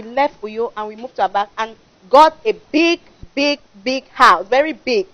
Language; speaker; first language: English; non-native, local second language; French